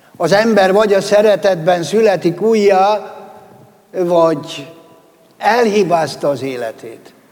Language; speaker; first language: Hungarian; native; Hungarian